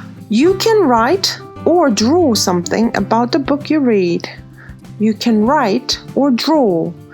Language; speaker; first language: English; non-native, fluent; Korean